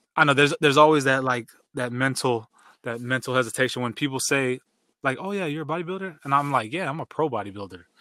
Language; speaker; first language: English; early bilingual, other home language; Filipino